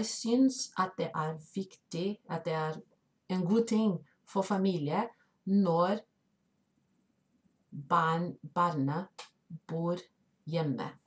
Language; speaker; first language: Norwegian; non-native, fluent; Spanish